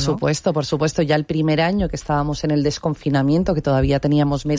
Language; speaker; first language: Spanish; native; Spanish